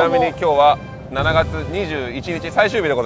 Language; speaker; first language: Japanese; native; Japanese